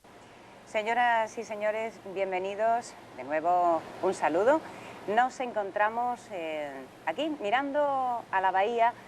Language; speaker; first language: Spanish; native; Spanish